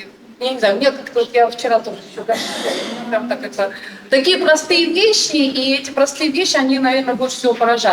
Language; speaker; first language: Russian; native; Russian